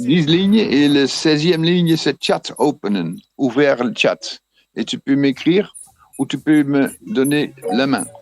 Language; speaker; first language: French; non-native, fluent; Dutch